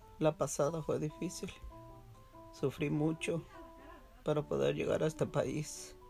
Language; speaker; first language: Spanish; native; Spanish